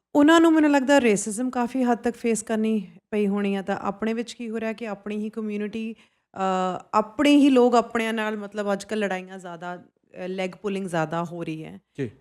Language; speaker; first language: Punjabi; non-native, fluent; English